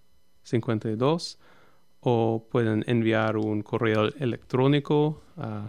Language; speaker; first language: Spanish; non-native, fluent; English